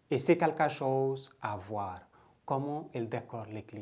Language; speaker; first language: French; non-native, fluent; Bangla